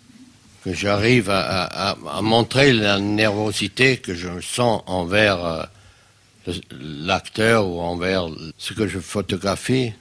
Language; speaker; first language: French; non-native, fluent; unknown